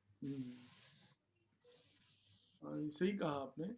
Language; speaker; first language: Hindi; native; Hindi